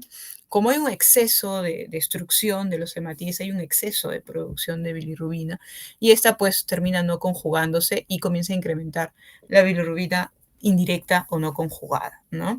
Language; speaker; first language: Spanish; native; Spanish